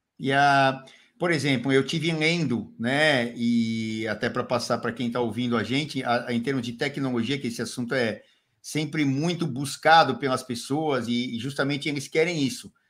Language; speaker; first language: Portuguese; native; Portuguese